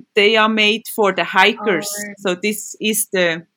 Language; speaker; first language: English; non-native, fluent; Swiss German